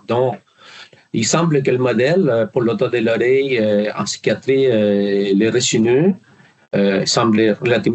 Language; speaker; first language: French; non-native, fluent; Spanish